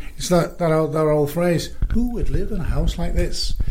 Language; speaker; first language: English; native; English